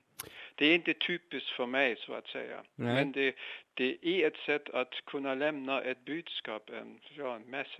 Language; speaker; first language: Swedish; non-native, fluent; German